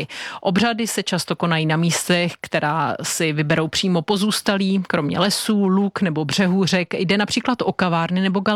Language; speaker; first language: Czech; native; Czech